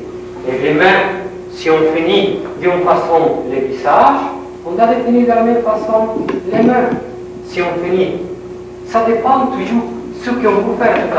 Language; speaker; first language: French; non-native, learner; Spanish